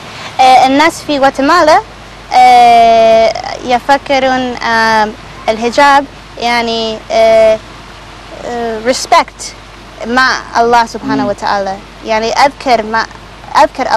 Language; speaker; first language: Arabic; non-native, learner; Spanish